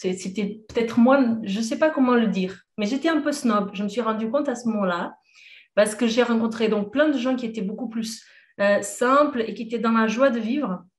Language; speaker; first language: French; non-native, fluent; Portuguese